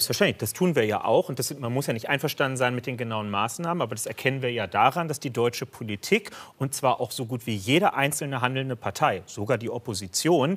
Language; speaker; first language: German; native; German